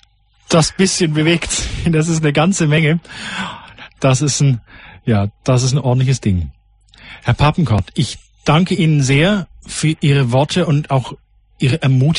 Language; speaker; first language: German; native; German